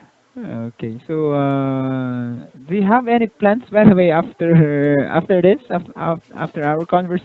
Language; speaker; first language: English; non-native, local second language; Filipino